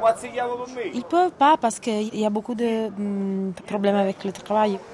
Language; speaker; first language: French; non-native, fluent; Italian